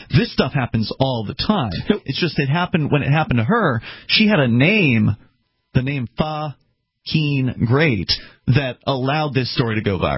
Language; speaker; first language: English; native; English